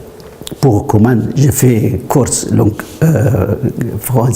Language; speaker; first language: French; non-native, learner; Arabic